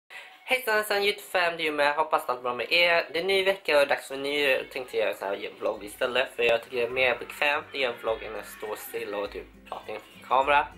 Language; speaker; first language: Swedish; non-native, fluent; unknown